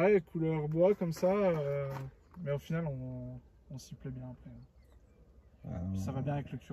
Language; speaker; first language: French; native; French